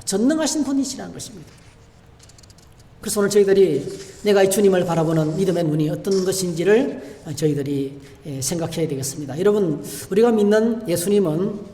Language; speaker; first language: Korean; native; Korean